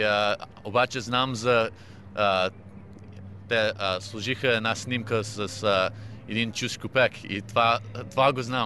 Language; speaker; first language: Bulgarian; early bilingual, heritage; English